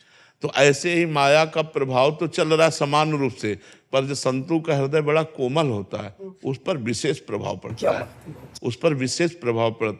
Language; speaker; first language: Hindi; native; Hindi